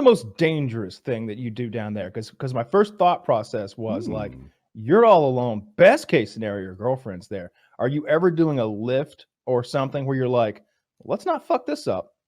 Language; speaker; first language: English; native; English